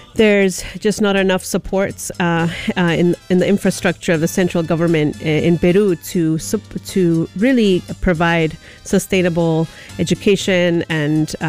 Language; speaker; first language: English; early bilingual, other home language; Spanish